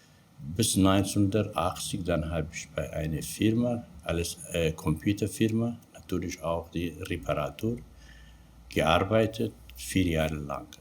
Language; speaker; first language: German; non-native, learner; Kurdish